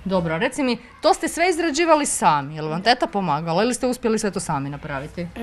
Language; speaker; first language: Croatian; native; Croatian